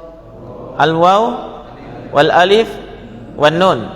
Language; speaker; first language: Arabic; non-native, fluent; Indonesian